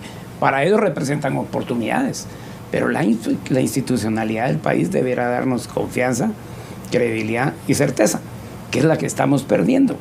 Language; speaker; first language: Spanish; native; Spanish